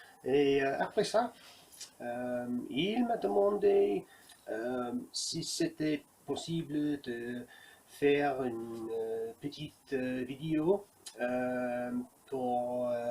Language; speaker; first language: French; non-native, learner; English